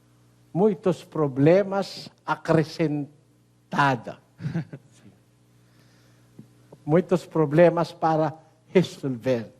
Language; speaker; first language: Portuguese; non-native, learner; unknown